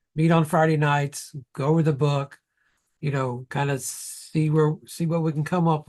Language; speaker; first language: English; native; English